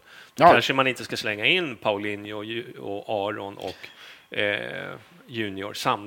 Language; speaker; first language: Swedish; native; Swedish